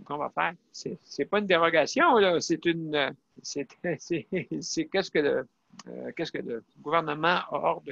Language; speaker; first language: French; native; French